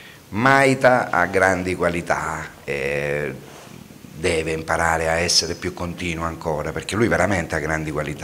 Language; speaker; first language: Italian; native; Italian